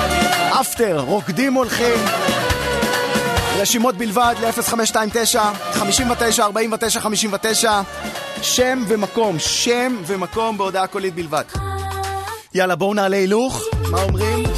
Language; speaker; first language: Hebrew; native; Hebrew